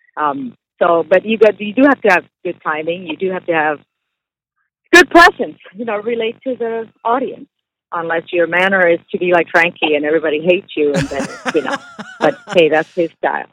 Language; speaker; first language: English; non-native, fluent; Spanish